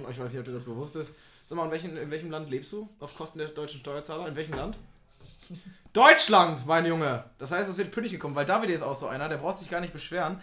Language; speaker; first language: German; native; German